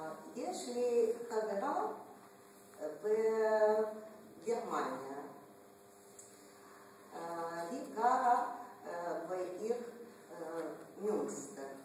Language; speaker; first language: Hebrew; non-native, learner; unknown